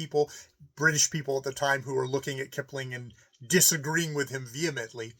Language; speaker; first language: English; native; English